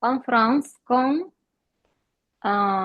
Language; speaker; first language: French; non-native, learner; Ukrainian